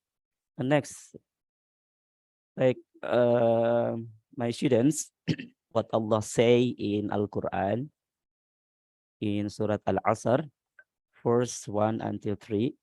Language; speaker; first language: English; non-native, learner; Indonesian